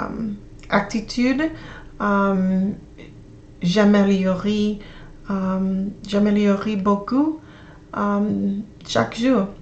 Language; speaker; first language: French; non-native, learner; English